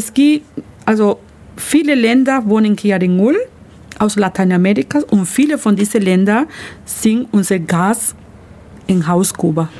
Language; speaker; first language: German; non-native, learner; Spanish